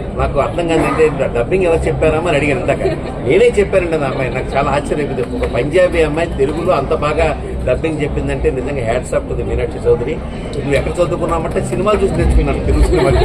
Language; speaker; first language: Telugu; native; Telugu